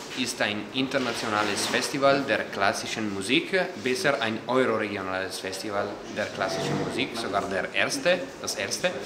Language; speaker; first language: German; non-native, fluent; Italian